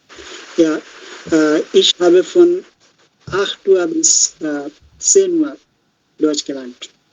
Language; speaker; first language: German; non-native, learner; Bangla